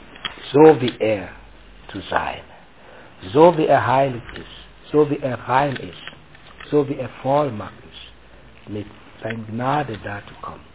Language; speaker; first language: German; non-native, learner; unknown